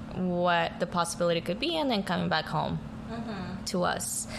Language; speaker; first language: English; early bilingual, other home language; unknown